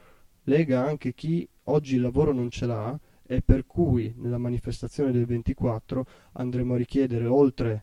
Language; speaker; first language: Italian; native; Italian